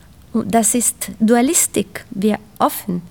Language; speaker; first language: German; non-native, learner; Italian